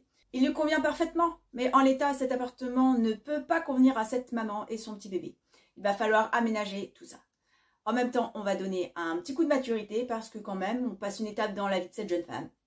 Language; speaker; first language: French; native; French